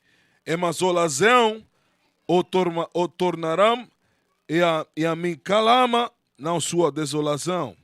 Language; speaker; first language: Portuguese; non-native, learner; Spanish